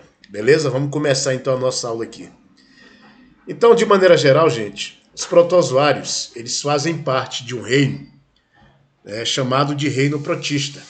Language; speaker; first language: Portuguese; native; Portuguese